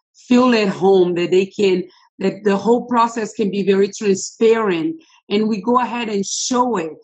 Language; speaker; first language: English; non-native, fluent; Portuguese